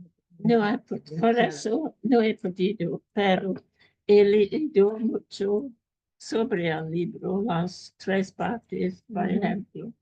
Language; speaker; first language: Spanish; non-native, fluent; English